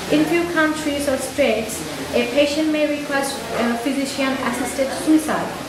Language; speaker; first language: English; non-native, local second language; Bangla